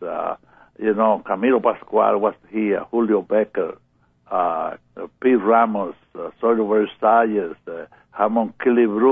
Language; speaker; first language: English; non-native, learner; Spanish